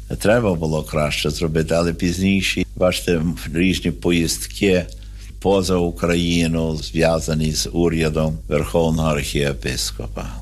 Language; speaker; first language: Ukrainian; early bilingual, heritage; Ukrainian